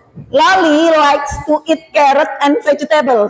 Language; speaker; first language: English; non-native, learner; Indonesian